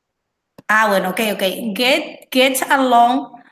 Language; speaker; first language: English; non-native, learner; Spanish